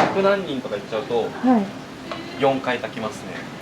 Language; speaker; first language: Japanese; native; Japanese